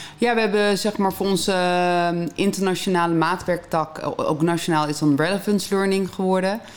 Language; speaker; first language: Dutch; native; Dutch